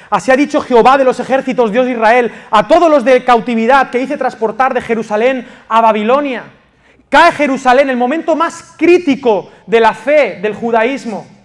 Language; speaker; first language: Spanish; native; Spanish